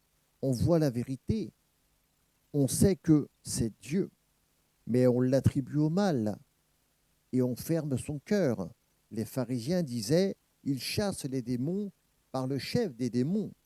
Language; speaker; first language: French; native; French